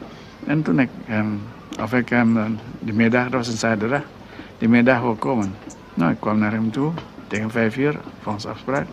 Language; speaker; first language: Dutch; non-native, local second language; Minangkabau